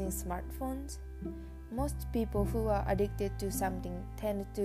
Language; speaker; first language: English; non-native, learner; Japanese